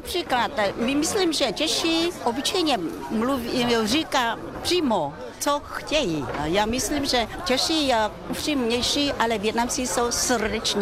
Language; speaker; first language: Czech; non-native, fluent; Vietnamese